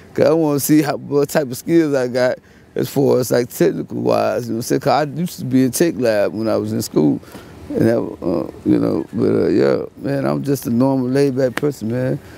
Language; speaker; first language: English; native; English